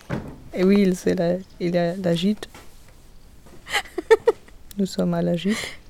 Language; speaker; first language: French; non-native, learner; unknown